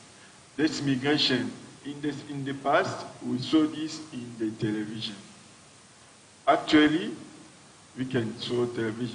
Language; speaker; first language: English; non-native, learner; French